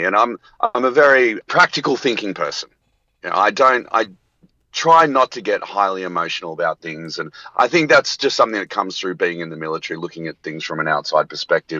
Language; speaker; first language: English; native; English